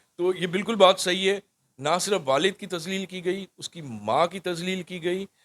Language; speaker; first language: Urdu; non-native, local second language; Sindhi